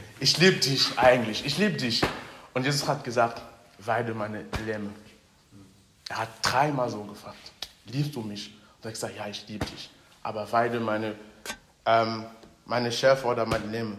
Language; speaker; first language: German; non-native, fluent; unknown